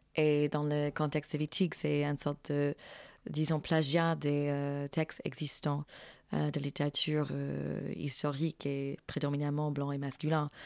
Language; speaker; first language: French; non-native, fluent; English